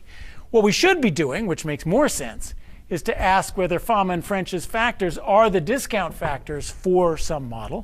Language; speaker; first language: English; native; English